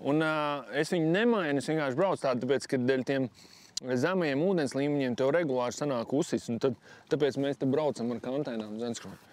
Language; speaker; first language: Latvian; native; Latvian